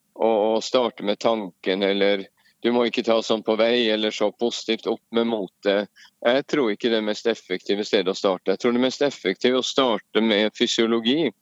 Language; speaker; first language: Norwegian; native; Norwegian